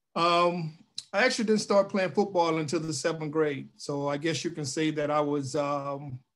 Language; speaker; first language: English; native; English